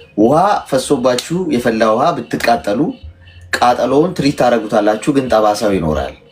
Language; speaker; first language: Amharic; native; Amharic